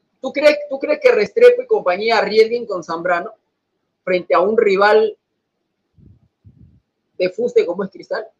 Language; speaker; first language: Spanish; native; Spanish